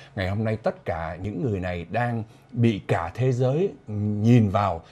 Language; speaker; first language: Vietnamese; native; Vietnamese